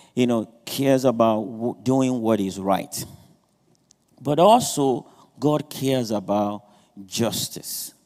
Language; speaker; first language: English; non-native, local second language; Yoruba